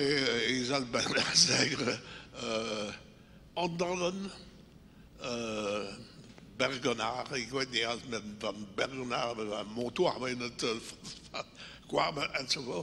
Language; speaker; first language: Dutch; non-native, local second language; French